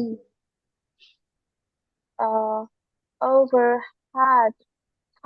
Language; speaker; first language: English; non-native, learner; Vietnamese